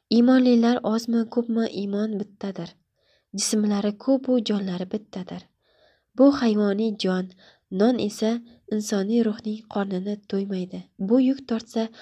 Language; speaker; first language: Uzbek; native; Uzbek